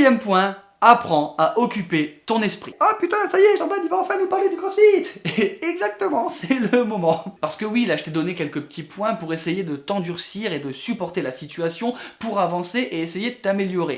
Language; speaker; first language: French; native; French